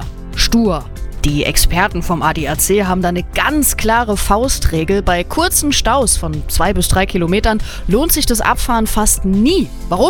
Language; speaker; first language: German; native; German